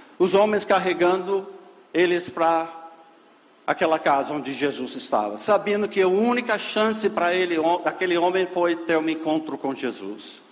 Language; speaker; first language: Portuguese; non-native, fluent; English